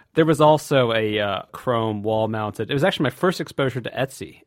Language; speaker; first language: English; native; English